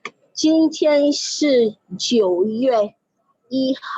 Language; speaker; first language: Chinese; non-native, learner; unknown